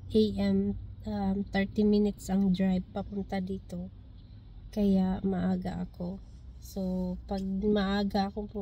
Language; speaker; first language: Filipino; non-native, local second language; Cebuano